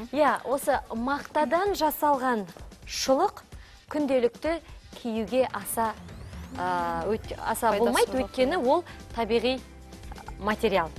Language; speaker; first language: Kazakh; native; Kazakh